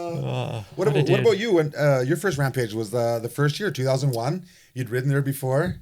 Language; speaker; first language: English; native; English